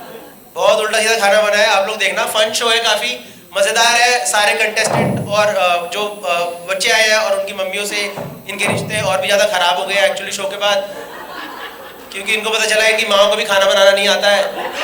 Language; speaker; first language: Hindi; native; Hindi